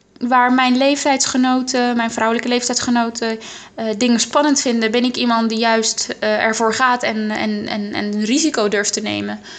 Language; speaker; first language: Dutch; early bilingual, other home language; Arabic